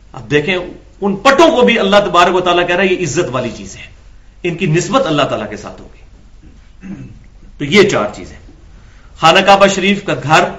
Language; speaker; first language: Urdu; non-native, local second language; Punjabi